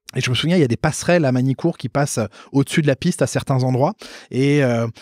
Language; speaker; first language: French; native; French